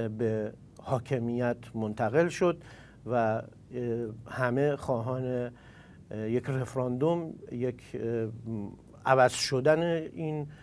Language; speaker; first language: Persian; non-native, local second language; Central Kurdish